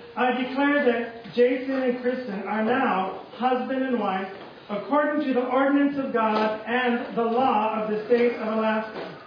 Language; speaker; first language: English; native; English